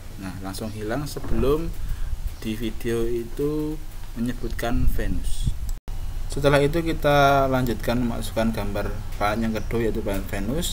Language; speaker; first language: Indonesian; native; Indonesian